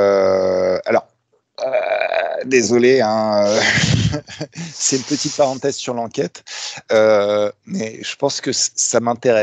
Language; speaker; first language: French; native; French